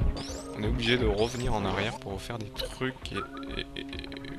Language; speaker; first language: French; native; French